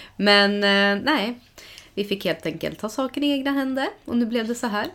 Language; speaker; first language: Swedish; native; Swedish